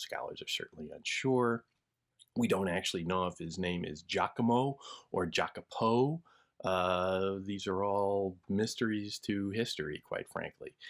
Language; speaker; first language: English; native; English